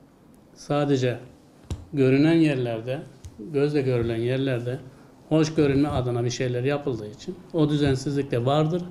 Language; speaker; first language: Turkish; native; Turkish